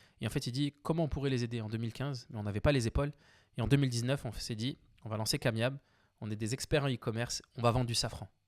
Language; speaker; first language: French; early bilingual, other home language; Arabic